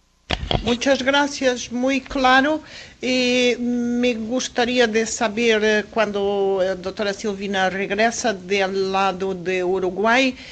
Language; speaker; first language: Spanish; non-native, fluent; Portuguese